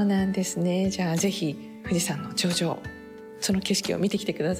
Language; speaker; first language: Japanese; native; Japanese